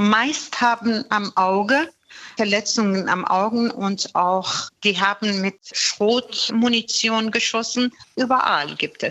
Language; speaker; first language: German; non-native, fluent; Persian